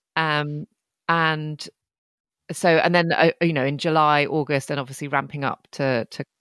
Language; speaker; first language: English; native; English